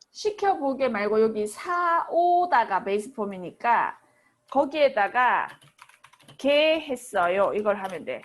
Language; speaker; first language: Korean; native; Korean